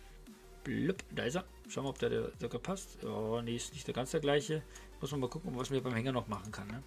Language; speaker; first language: German; native; German